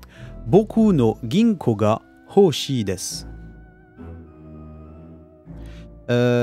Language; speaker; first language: Japanese; non-native, learner; French